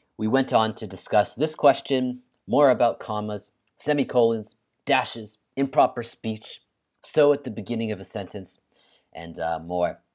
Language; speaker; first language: English; native; English